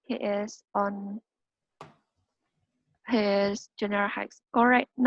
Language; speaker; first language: English; non-native, learner; Indonesian